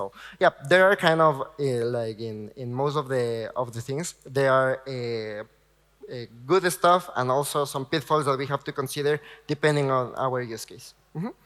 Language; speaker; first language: English; non-native, fluent; Spanish